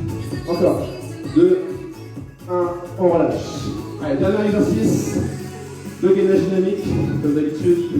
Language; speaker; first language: French; native; French